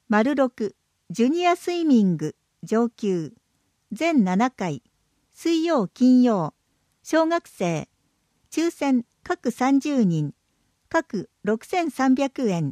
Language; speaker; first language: Japanese; native; Japanese